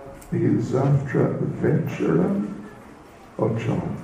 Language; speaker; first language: Russian; non-native, learner; English